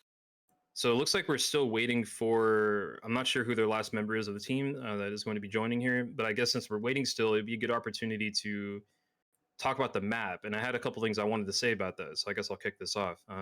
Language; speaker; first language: English; native; English